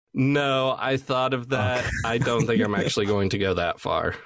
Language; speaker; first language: English; native; English